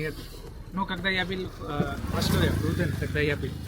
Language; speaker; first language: Russian; non-native, learner; Hindi